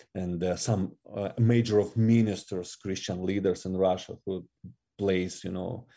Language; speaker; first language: English; non-native, fluent; Russian